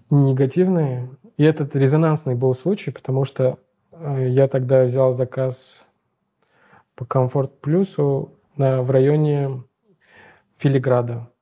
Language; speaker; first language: Russian; non-native, local second language; Uzbek